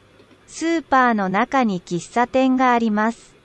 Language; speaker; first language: Japanese; non-native, learner; Vietnamese